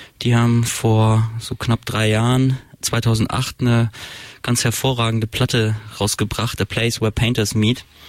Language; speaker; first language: German; native; German